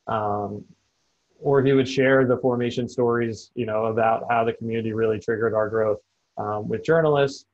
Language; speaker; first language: English; native; English